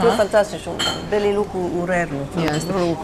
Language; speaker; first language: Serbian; early bilingual, heritage; Serbian